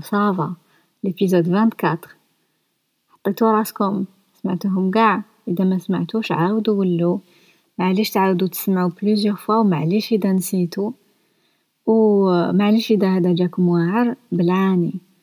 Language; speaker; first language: Arabic; native; Arabic